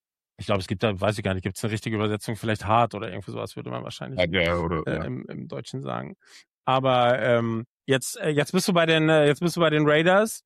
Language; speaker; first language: German; native; German